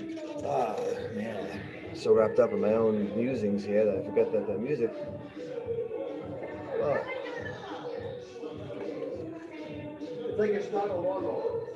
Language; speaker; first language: English; native; English